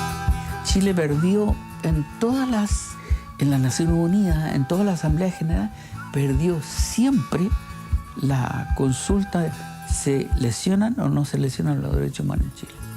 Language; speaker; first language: Spanish; native; Spanish